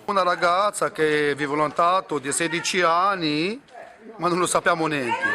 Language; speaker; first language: Italian; non-native, learner; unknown